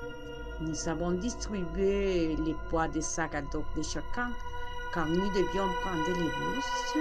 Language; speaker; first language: French; non-native, learner; Spanish